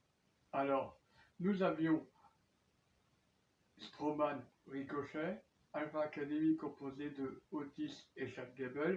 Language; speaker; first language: French; native; French